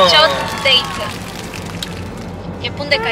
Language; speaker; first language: Korean; non-native, learner; Spanish